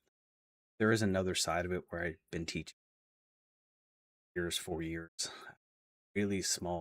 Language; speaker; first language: English; native; English